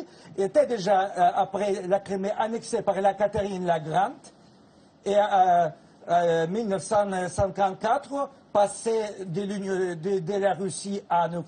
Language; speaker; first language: French; non-native, fluent; Russian